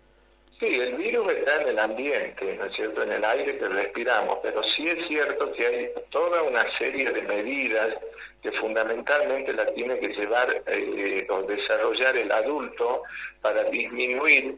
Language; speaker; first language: Spanish; native; Spanish